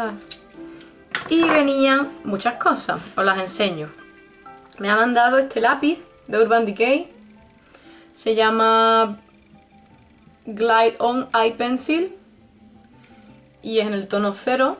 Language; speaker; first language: Spanish; native; Spanish